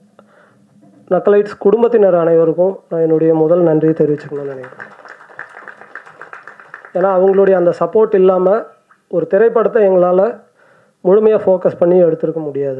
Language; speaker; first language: Tamil; native; Tamil